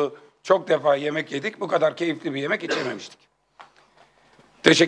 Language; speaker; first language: Turkish; native; Turkish